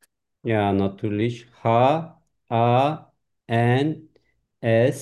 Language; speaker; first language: German; non-native, fluent; Turkish